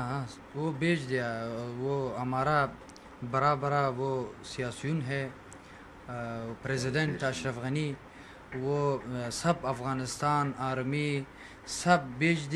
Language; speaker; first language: Hindi; non-native, learner; Persian